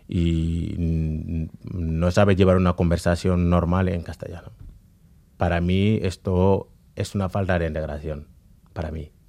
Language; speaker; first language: Spanish; non-native, fluent; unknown